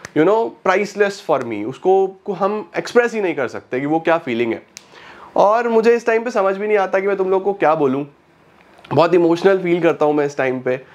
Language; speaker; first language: Hindi; native; Hindi